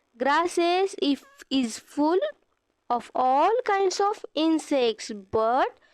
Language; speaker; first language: English; non-native, local second language; Marathi